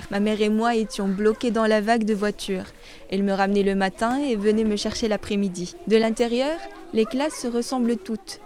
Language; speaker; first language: French; non-native, local second language; Arabic